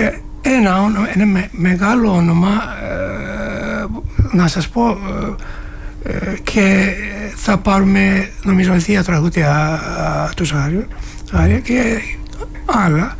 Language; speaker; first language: Greek; non-native, learner; Turkish